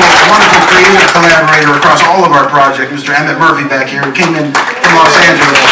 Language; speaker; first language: English; native; English